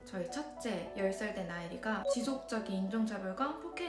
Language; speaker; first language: Korean; native; Korean